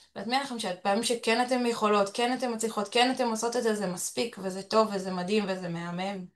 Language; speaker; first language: Hebrew; early bilingual, other home language; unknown